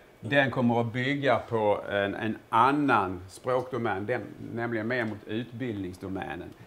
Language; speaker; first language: Swedish; native; Swedish